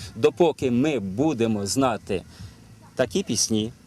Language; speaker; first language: Ukrainian; native; Ukrainian